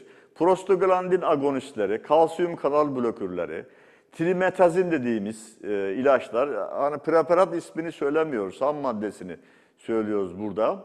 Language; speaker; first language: Turkish; native; Turkish